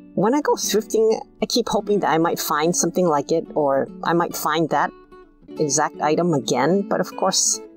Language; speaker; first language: English; native; English